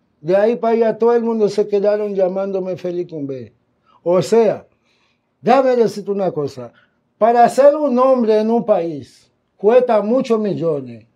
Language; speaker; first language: Spanish; non-native, fluent; Haitian Creole